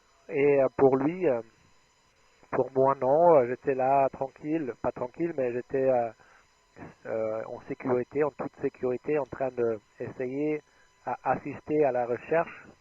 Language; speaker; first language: French; non-native, fluent; German